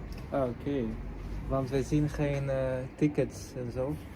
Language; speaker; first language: Dutch; non-native, learner; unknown